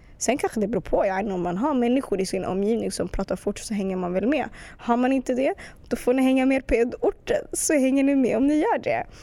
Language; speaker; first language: Swedish; early bilingual, other home language; Arabic